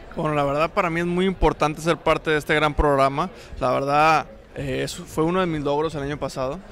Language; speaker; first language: Spanish; native; Spanish